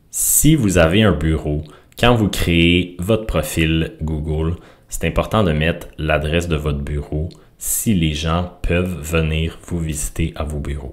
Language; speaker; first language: French; native; French